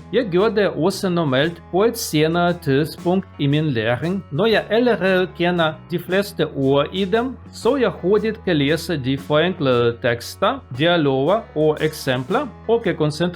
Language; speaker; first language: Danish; non-native, learner; Russian